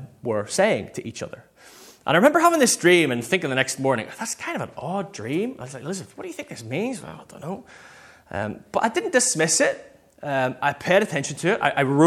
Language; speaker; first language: English; native; English